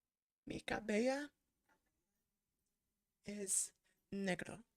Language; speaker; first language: Spanish; non-native, learner; English